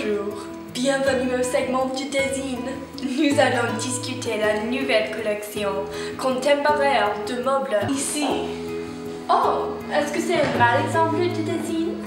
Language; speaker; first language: French; non-native, learner; English